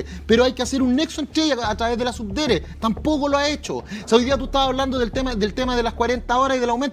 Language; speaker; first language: Spanish; native; Spanish